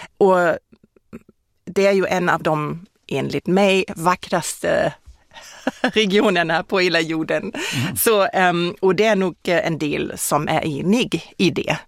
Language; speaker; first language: Swedish; non-native, fluent; German